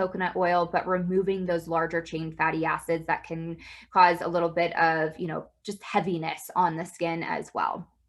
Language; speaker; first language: English; native; English